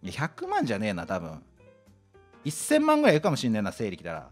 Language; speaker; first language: Japanese; native; Japanese